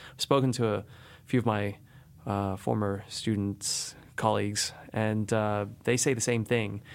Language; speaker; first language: English; native; English